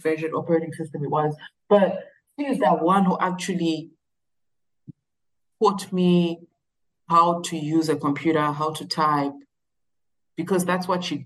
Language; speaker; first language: English; non-native, local second language; Shona